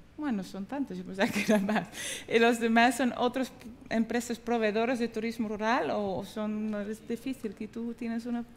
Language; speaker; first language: Spanish; non-native, fluent; Dutch